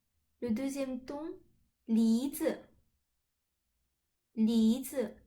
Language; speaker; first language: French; non-native, fluent; Chinese